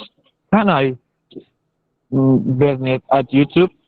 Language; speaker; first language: English; non-native, learner; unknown